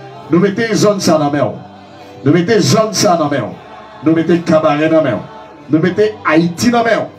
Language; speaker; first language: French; non-native, local second language; Haitian Creole